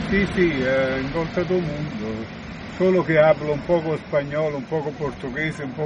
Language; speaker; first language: Spanish; non-native, learner; Italian